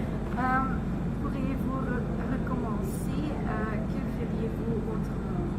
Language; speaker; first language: French; non-native, learner; Dutch